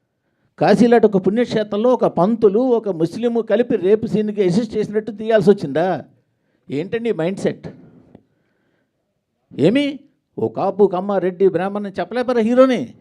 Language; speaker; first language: Telugu; native; Telugu